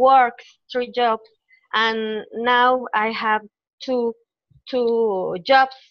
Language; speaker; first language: English; non-native, learner; Spanish